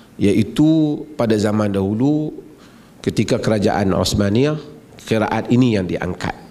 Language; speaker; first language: Malay; native; Malay